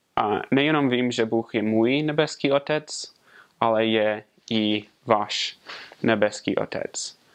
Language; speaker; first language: Czech; non-native, fluent; English